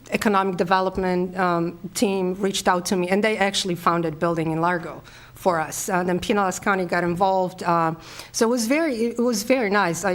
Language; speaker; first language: English; non-native, fluent; Polish